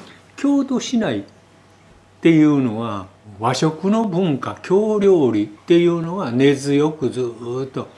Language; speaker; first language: Japanese; native; Japanese